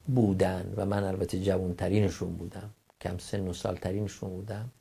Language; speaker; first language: Persian; non-native, local second language; Kurdish